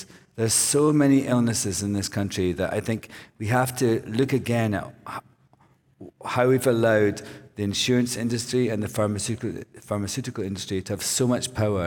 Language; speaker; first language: English; native; English